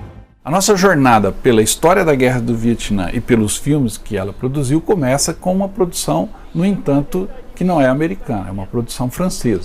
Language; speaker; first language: Portuguese; native; Portuguese